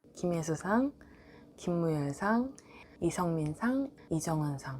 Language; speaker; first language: Japanese; non-native, fluent; Korean